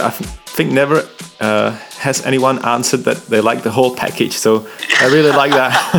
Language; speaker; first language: English; non-native, fluent; Czech